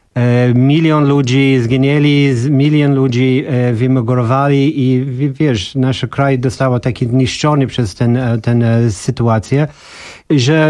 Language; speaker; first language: Polish; non-native, learner; English